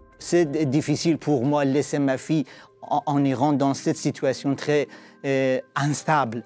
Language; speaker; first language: French; non-native, learner; Persian